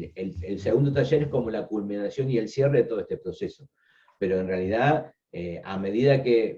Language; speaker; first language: Spanish; native; Spanish